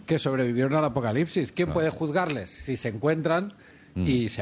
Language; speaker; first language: Spanish; native; Spanish